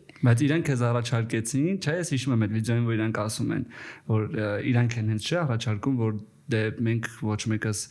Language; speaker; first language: Armenian; native; Armenian